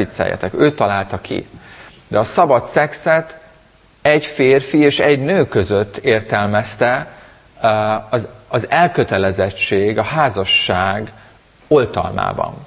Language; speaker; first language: Hungarian; native; Hungarian